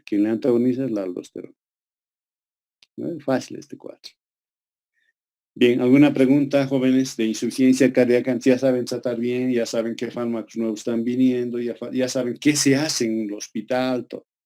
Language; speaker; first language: Spanish; native; Spanish